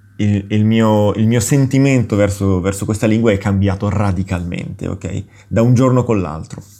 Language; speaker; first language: Italian; native; Italian